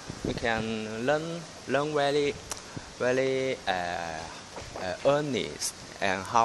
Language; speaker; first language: English; non-native, learner; Chinese